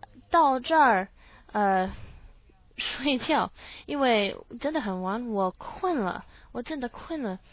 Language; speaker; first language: Chinese; non-native, learner; English